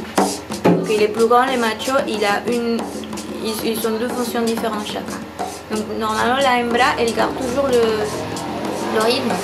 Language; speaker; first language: French; non-native, fluent; Spanish